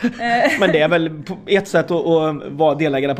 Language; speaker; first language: Swedish; native; Swedish